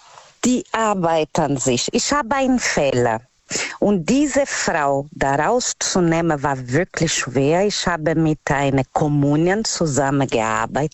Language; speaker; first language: German; non-native, learner; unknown